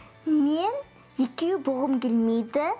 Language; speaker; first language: Kazakh; early bilingual, heritage; Kazakh